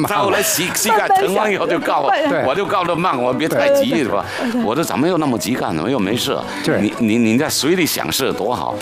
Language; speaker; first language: Chinese; native; Chinese